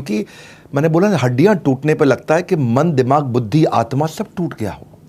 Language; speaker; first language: Hindi; native; Hindi